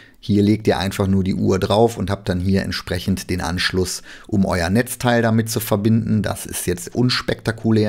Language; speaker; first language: German; native; German